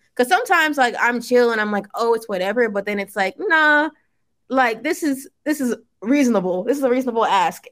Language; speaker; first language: English; early bilingual, other home language; Yoruba